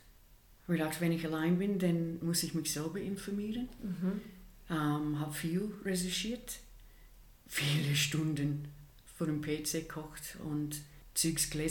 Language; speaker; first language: German; non-native, fluent; English